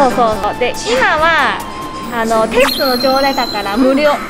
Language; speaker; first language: Japanese; non-native, fluent; Chinese